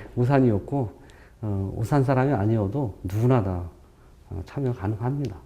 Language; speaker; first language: Korean; native; Korean